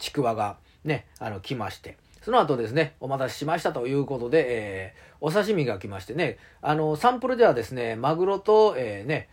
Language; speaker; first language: Japanese; native; Japanese